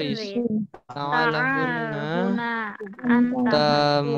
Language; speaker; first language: Arabic; non-native, learner; Indonesian